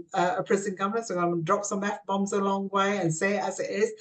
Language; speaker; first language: English; native; English